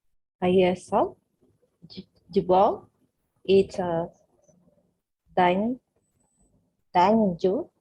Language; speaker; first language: English; non-native, learner; Spanish